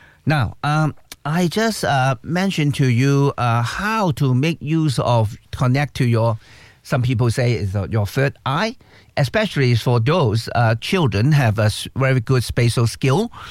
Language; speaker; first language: English; non-native, local second language; Cantonese